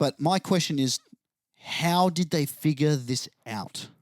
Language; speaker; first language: English; native; English